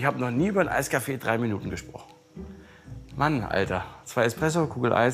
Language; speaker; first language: German; native; German